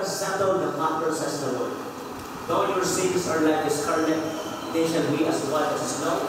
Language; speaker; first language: English; non-native, local second language; Filipino